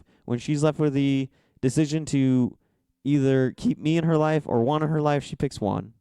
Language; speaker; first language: English; native; English